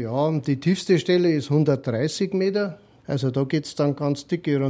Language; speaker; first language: German; native; German